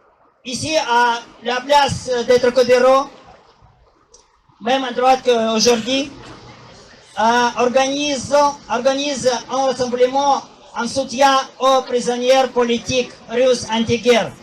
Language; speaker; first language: French; non-native, learner; Russian